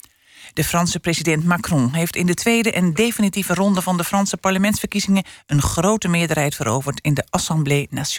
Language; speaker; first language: Dutch; native; Dutch